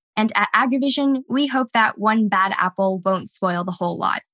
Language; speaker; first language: English; native; English